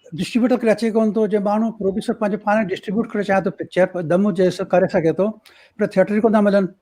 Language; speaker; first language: Sindhi; early bilingual, heritage; Sindhi